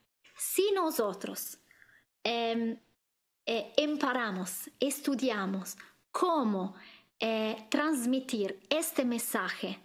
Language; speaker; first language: Spanish; non-native, fluent; Italian